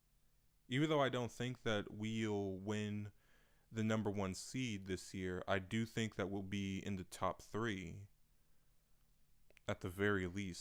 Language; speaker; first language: English; native; English